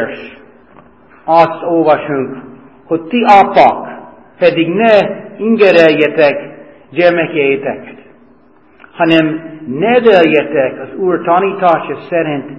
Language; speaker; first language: Hungarian; non-native, fluent; English